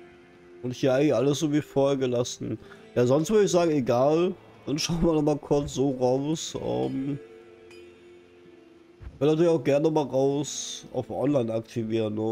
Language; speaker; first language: German; native; German